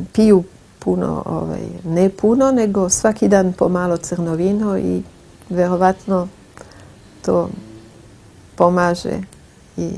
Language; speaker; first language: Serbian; non-native, fluent; French